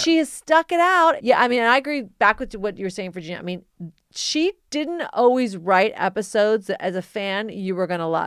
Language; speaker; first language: English; native; English